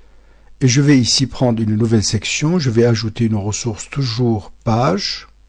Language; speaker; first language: French; native; French